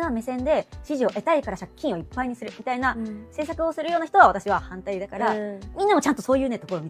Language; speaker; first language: Japanese; native; Japanese